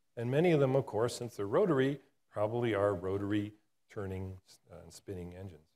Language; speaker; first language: English; native; English